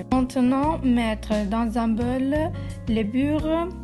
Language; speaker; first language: French; non-native, learner; Italian